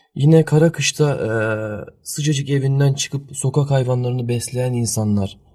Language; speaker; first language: Turkish; early bilingual, heritage; Turkish